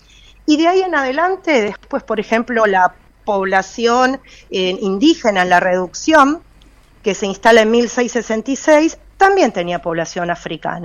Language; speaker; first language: Spanish; native; Spanish